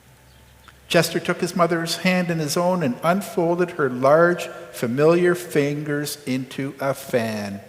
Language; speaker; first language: English; native; English